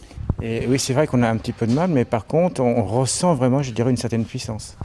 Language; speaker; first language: French; native; French